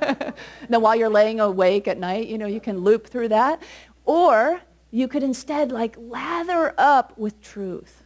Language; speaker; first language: English; native; English